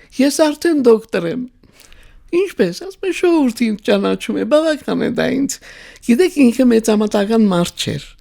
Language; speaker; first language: Armenian; native; Armenian